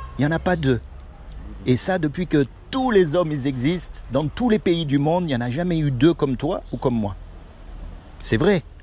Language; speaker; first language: French; native; French